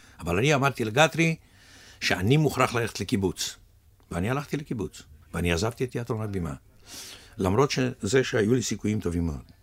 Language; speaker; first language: Hebrew; early bilingual, other home language; Russian